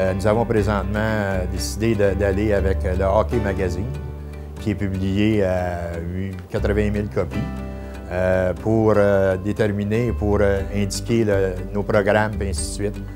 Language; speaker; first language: French; native; French